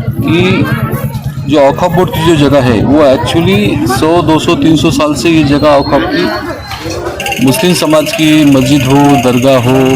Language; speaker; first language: Hindi; non-native, local second language; Marathi